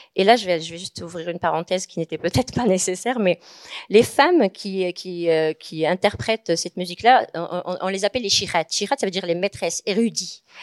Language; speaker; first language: French; non-native, local second language; Arabic